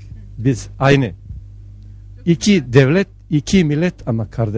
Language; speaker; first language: Turkish; non-native, learner; Bosnian